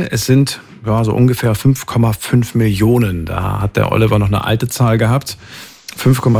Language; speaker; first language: German; native; German